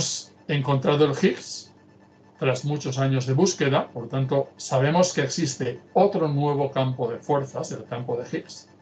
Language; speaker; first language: Spanish; native; Spanish